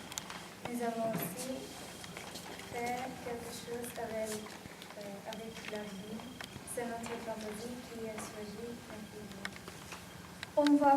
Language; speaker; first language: French; non-native, local second language; Dutch